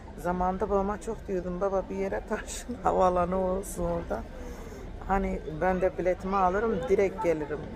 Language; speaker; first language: Turkish; native; Turkish